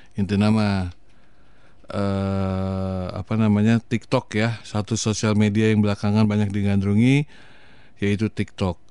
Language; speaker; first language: Indonesian; non-native, local second language; Sundanese